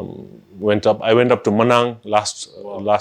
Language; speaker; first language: English; non-native, local second language; Nepali